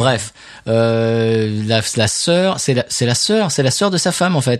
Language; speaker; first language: French; native; French